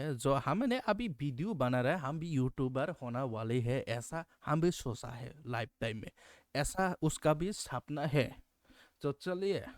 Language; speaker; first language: Hindi; non-native, local second language; Kok Borok